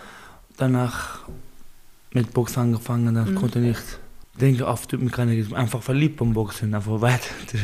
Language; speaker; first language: German; non-native, learner; Baluchi